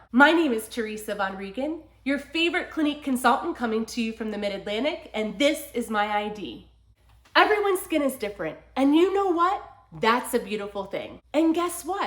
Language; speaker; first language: English; native; English